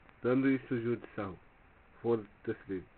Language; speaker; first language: Dutch; early bilingual, other home language; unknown